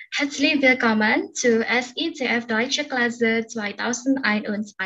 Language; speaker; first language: German; non-native, fluent; Indonesian